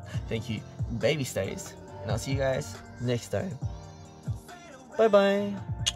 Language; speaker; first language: English; early bilingual, other home language; Korean